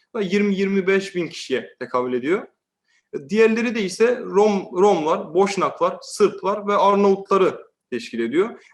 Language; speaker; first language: Turkish; native; Turkish